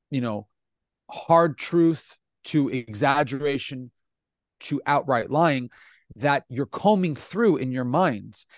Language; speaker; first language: English; non-native, fluent; Italian